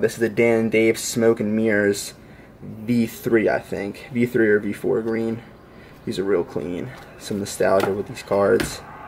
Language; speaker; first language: English; early bilingual, other home language; Russian